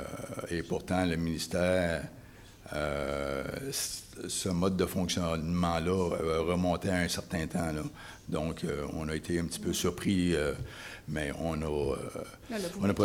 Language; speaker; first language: French; native; French